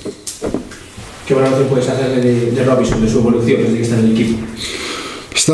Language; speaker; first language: Spanish; native; Spanish